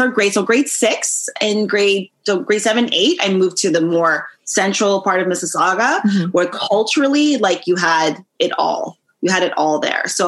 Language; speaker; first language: English; native; English